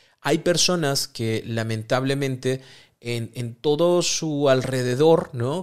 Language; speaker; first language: Spanish; native; Spanish